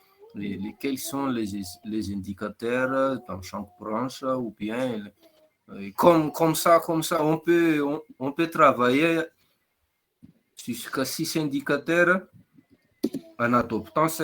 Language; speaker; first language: French; non-native, local second language; Malagasy